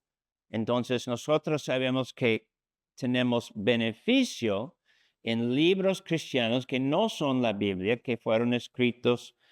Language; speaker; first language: Spanish; non-native, fluent; English